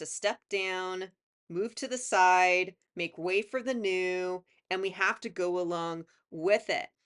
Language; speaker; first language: English; native; English